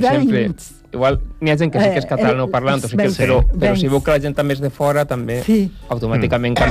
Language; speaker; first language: Catalan; native; Catalan